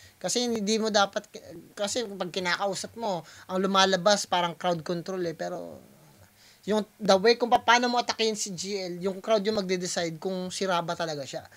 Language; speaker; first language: Filipino; non-native, local second language; Waray